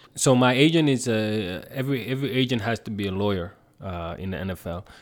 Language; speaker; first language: English; non-native, fluent; Swedish